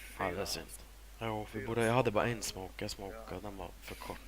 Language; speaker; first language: Swedish; native; Swedish